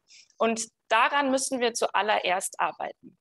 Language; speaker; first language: German; native; German